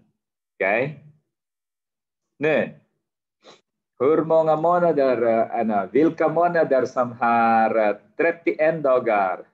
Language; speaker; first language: Swedish; non-native, fluent; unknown